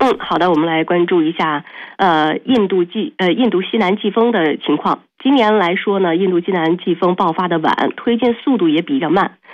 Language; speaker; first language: Chinese; native; Chinese